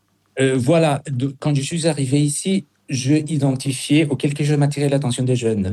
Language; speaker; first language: French; non-native, fluent; Spanish